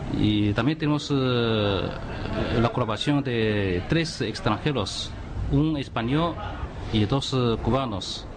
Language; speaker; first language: Spanish; non-native, fluent; Chinese